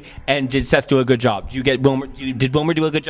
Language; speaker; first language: English; native; English